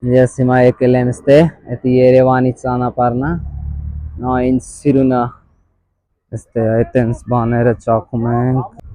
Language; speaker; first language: Armenian; non-native, learner; Hindi